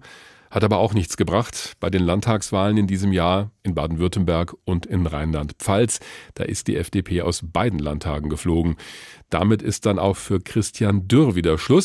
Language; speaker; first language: German; native; German